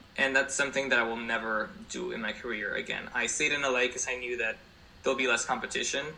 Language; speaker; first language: English; non-native, fluent; Spanish